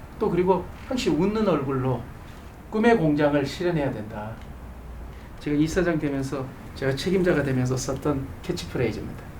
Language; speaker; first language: Korean; native; Korean